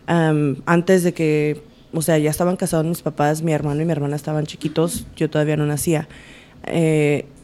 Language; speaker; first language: Spanish; early bilingual, heritage; Spanish